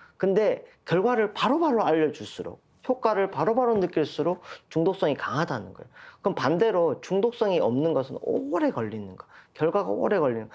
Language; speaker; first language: Korean; native; Korean